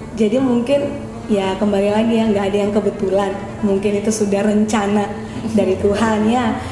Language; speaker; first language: Indonesian; native; Indonesian